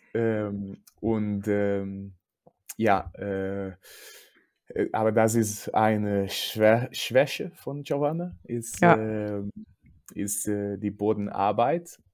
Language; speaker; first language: German; non-native, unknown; Portuguese